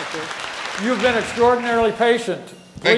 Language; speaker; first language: English; native; English